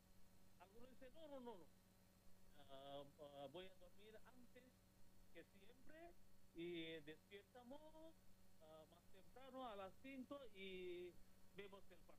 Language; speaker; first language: Spanish; non-native, learner; Bangla